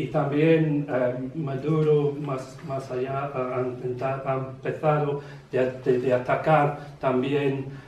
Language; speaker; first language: Spanish; non-native, learner; English